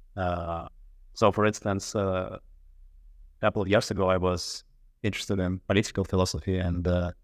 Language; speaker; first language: English; non-native, fluent; Russian